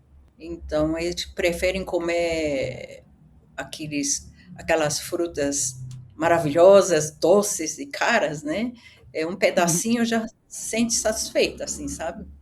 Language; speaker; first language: Portuguese; early bilingual, other home language; Japanese